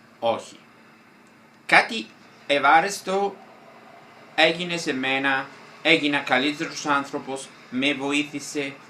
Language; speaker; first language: Greek; non-native, fluent; Italian